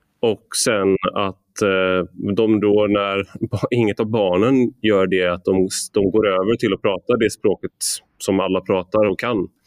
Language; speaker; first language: Swedish; native; Swedish